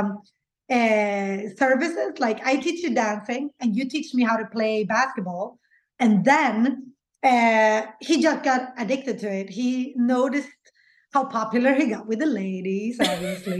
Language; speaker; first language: English; non-native, fluent; Swedish